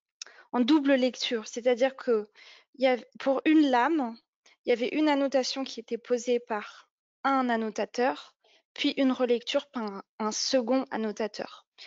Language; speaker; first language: French; native; French